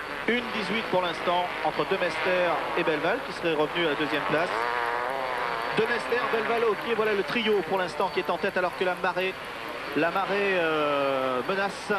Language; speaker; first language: French; native; French